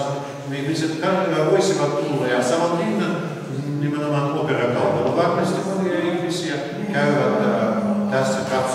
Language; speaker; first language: Finnish; non-native, learner; Russian